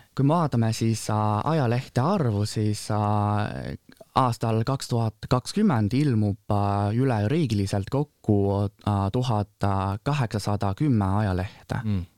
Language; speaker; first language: Estonian; non-native, fluent; Chinese